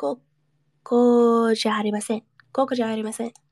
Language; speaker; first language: Japanese; non-native, learner; English